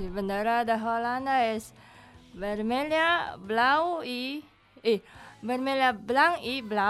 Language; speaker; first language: Catalan; non-native, learner; Indonesian